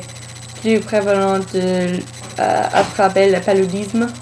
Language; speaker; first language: French; non-native, learner; English